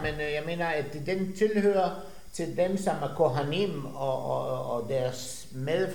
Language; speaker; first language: Danish; non-native, fluent; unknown